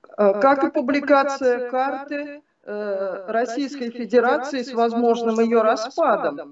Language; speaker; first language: Russian; native; Russian